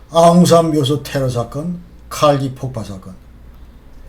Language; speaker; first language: Korean; native; Korean